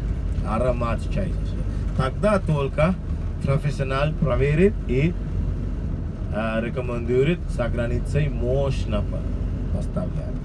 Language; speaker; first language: Russian; non-native, learner; Sinhala